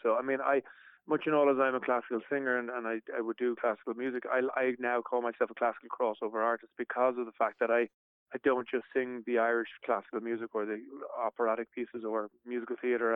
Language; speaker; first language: English; native; English